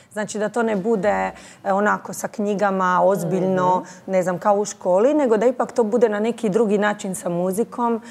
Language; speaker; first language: Croatian; native; Croatian